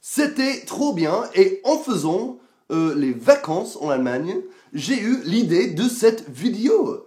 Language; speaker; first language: French; non-native, fluent; English